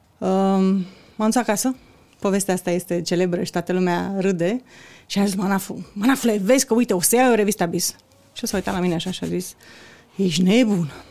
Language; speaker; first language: Romanian; native; Romanian